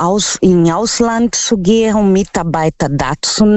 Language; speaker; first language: German; non-native, learner; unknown